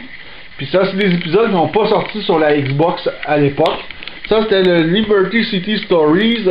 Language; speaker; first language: French; native; French